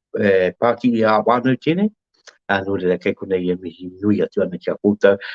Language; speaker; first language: Māori; native; Māori